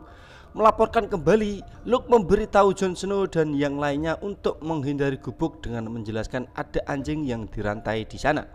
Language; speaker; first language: Indonesian; native; Indonesian